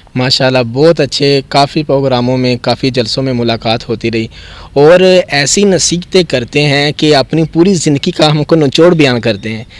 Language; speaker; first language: Urdu; non-native, local second language; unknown